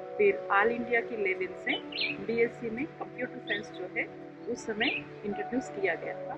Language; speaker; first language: Hindi; non-native, local second language; Telugu